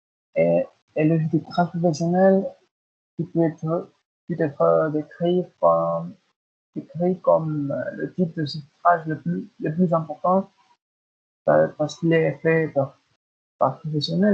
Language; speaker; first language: French; non-native, learner; Spanish